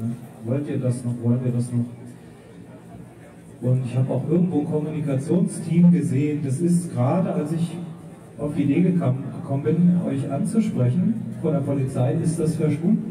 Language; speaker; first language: German; native; German